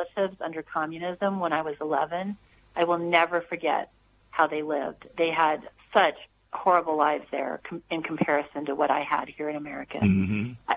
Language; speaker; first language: English; native; English